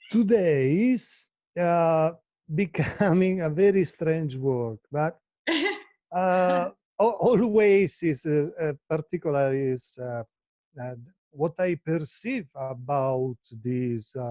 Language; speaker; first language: English; non-native, learner; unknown